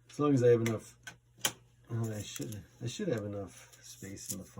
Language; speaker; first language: English; native; English